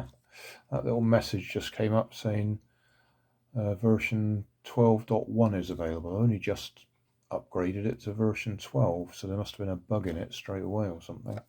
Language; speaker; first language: English; native; English